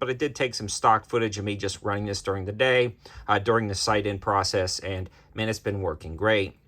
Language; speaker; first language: English; native; English